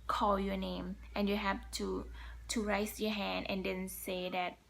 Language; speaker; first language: English; non-native, learner; Thai